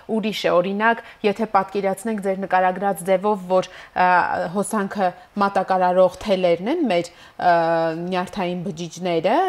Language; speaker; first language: Armenian; native; Armenian